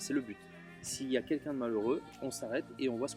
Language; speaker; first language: French; native; French